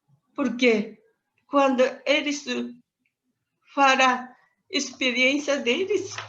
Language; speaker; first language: Portuguese; non-native, learner; Japanese